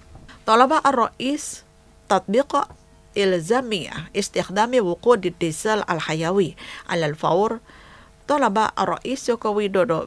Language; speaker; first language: Arabic; non-native, fluent; Indonesian